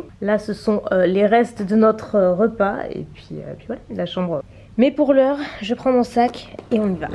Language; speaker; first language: French; native; French